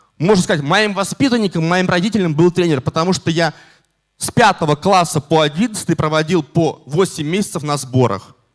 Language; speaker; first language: Russian; native; Russian